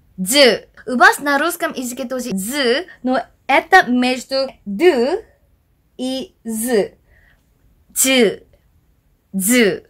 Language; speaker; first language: Russian; non-native, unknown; Korean